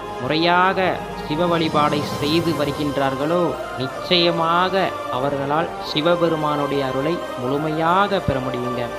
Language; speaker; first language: Tamil; native; Tamil